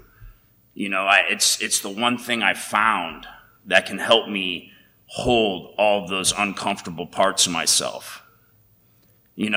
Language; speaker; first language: English; native; English